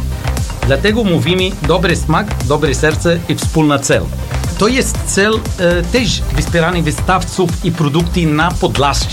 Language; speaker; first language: Polish; non-native, learner; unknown